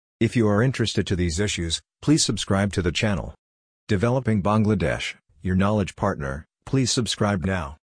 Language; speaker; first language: English; non-native, local second language; Odia